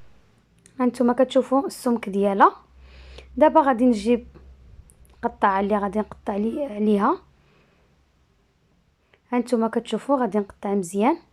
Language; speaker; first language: Arabic; native; Arabic